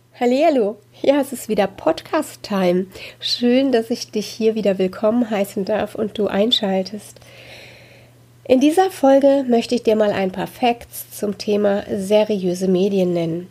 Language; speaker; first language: German; native; German